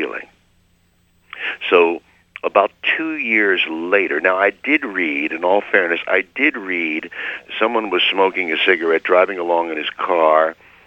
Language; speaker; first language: English; native; English